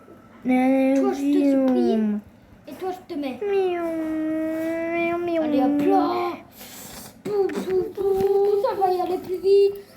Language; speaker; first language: French; native; French